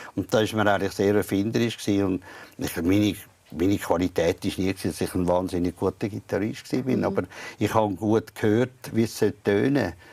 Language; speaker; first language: German; native; German